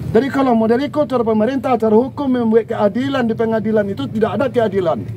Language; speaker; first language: Indonesian; non-native, local second language; Minangkabau